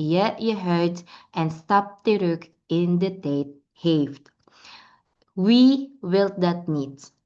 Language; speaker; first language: Dutch; non-native, learner; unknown